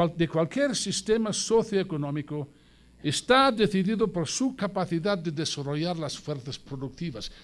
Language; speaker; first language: Spanish; non-native, fluent; English